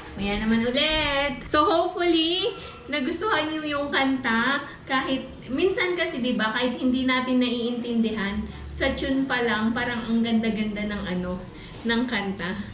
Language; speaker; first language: Filipino; native; Filipino